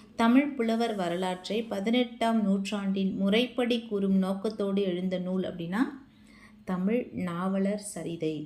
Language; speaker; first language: Tamil; native; Tamil